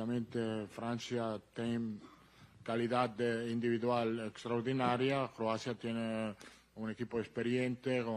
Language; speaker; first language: Spanish; non-native, fluent; Italian